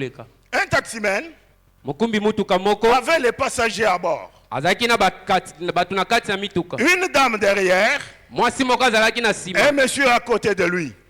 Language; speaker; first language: French; non-native, local second language; Lingala